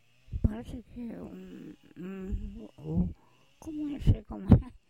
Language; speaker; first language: Portuguese; non-native, local second language; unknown